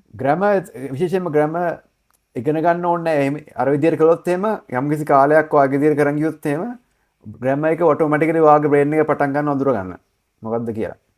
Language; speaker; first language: Sinhala; native; Sinhala